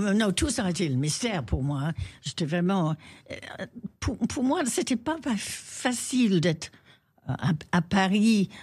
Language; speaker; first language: French; non-native, fluent; English